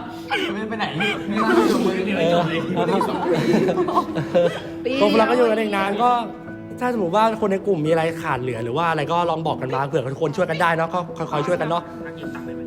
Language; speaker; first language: Thai; native; Thai